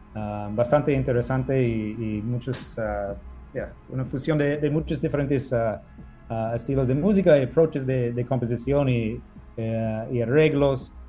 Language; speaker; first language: Spanish; non-native, fluent; English